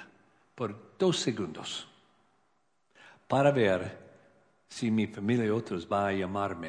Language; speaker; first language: Spanish; non-native, learner; English